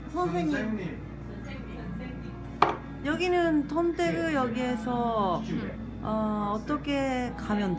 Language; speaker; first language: Korean; non-native, learner; Japanese